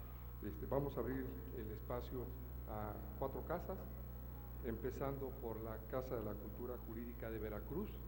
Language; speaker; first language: Spanish; native; Spanish